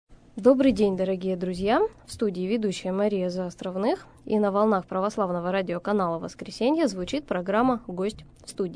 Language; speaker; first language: Russian; native; Russian